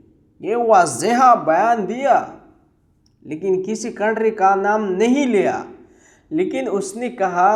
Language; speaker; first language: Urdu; non-native, learner; Pashto